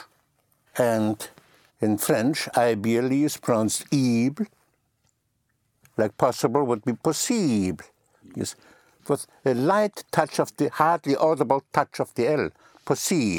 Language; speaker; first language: English; non-native, fluent; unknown